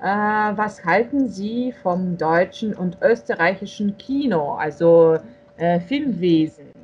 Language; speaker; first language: German; non-native, fluent; Russian